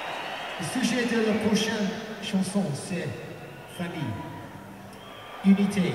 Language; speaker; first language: French; non-native, learner; English